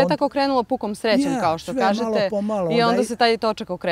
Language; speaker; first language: Serbian; native; Serbian